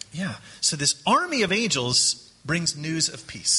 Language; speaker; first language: English; native; English